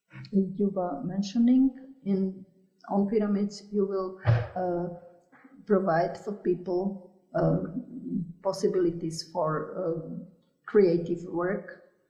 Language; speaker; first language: English; non-native, fluent; Slovak